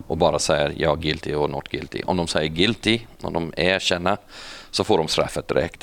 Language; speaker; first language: Swedish; non-native, fluent; English